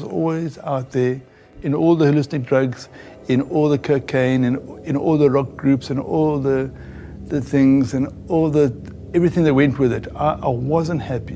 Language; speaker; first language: English; native; English